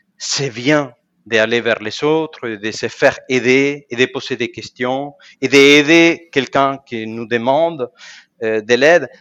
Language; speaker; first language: French; non-native, fluent; Spanish